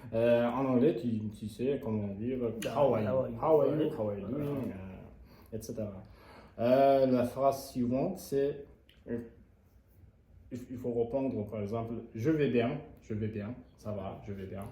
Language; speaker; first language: French; non-native, learner; Kazakh